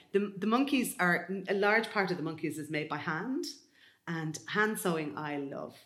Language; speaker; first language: English; native; English